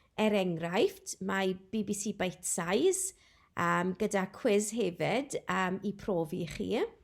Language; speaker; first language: Welsh; non-native, local second language; English